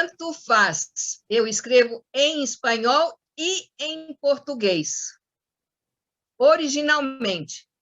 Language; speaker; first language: Portuguese; non-native, fluent; Spanish